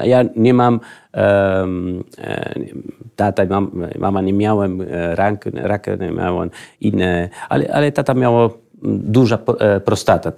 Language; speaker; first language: Polish; non-native, learner; Spanish